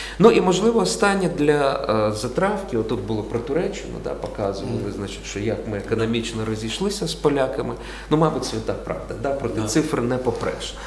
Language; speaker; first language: Ukrainian; non-native, local second language; Russian